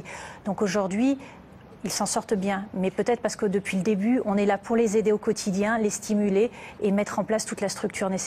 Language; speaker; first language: French; native; French